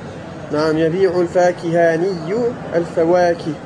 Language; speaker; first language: Arabic; non-native, learner; French